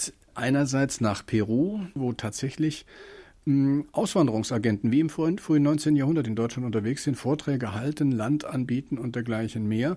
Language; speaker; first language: German; native; German